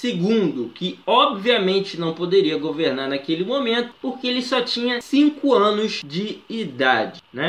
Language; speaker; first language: Portuguese; native; Portuguese